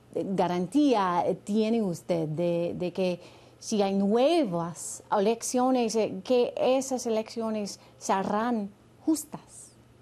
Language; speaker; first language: Spanish; non-native, learner; English